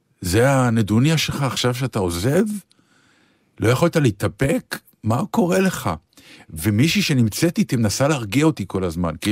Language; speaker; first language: Hebrew; native; Hebrew